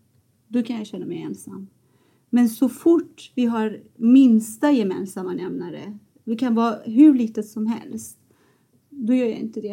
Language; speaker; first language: Swedish; non-native, fluent; Persian